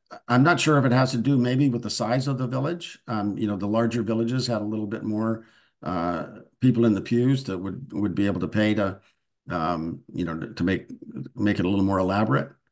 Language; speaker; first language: English; native; English